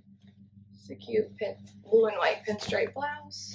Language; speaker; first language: English; native; English